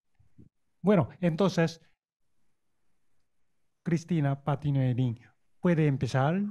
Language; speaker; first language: Spanish; non-native, fluent; Japanese